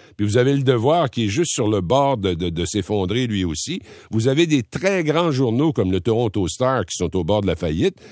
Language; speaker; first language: French; native; French